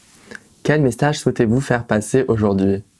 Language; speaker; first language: French; native; French